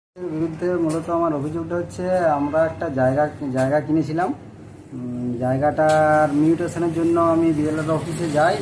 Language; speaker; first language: Bangla; native; Bangla